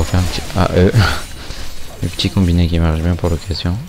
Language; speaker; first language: French; native; French